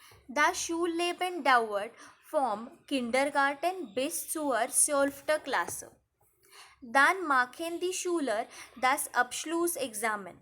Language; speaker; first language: German; non-native, fluent; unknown